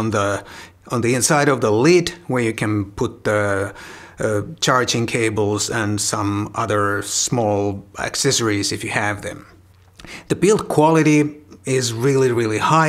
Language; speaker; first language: English; non-native, fluent; Finnish